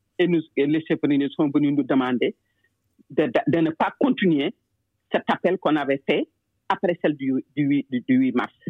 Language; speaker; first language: French; non-native, local second language; Wolof